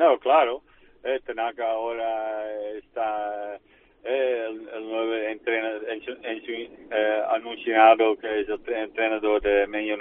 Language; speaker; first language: Spanish; non-native, fluent; Dutch